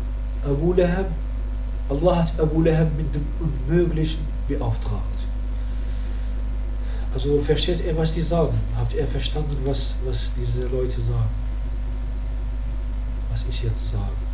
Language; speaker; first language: German; non-native, learner; Arabic